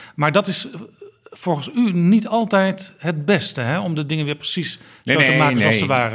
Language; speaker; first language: Dutch; native; Dutch